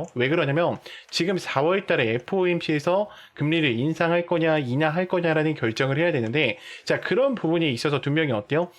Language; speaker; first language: Korean; native; Korean